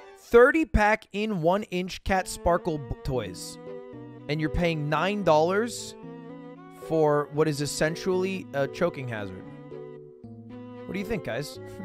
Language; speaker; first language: English; native; English